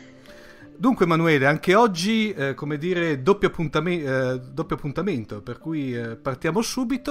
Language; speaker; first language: Italian; native; Italian